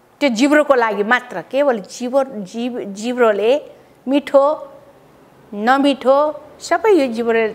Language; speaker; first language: Nepali; non-native, local second language; Newari